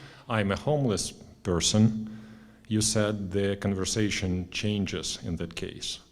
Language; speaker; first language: English; non-native, fluent; Russian